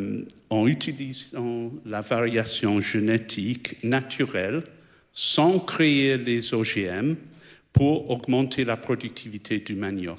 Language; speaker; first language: French; non-native, fluent; English